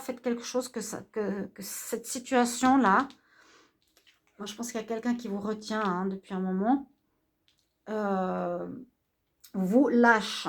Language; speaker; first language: French; native; French